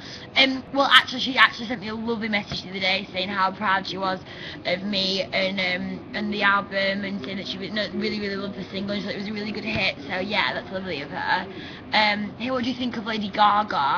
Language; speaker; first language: English; native; English